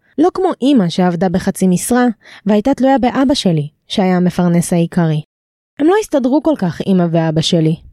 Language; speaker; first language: Hebrew; native; Hebrew